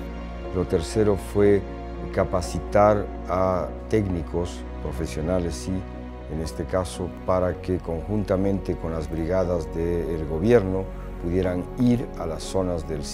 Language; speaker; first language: Spanish; native; Spanish